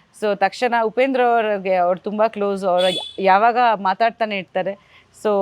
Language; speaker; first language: Kannada; non-native, fluent; Bangla